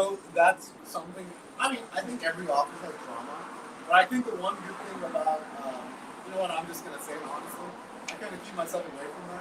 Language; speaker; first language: English; native; English